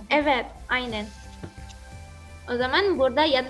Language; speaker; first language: Turkish; non-native, fluent; Indonesian